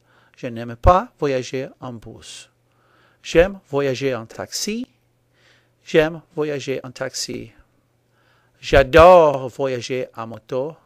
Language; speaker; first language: French; non-native, fluent; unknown